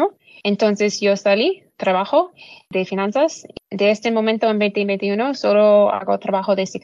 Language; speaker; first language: Spanish; non-native, learner; English